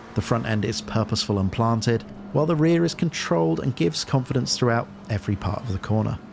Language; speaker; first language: English; native; English